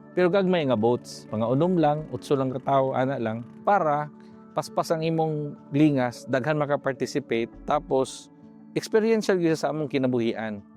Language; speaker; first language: Cebuano; native; Cebuano